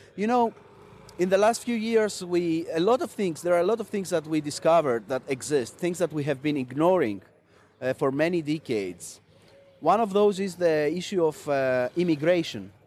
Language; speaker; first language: English; non-native, fluent; Greek